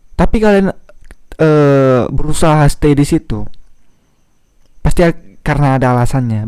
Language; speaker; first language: Indonesian; native; Indonesian